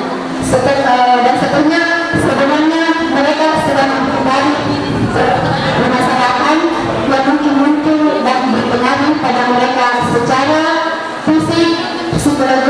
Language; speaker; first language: Indonesian; native; Indonesian